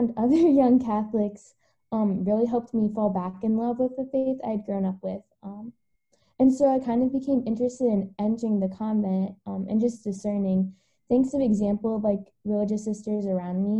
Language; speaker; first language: English; native; English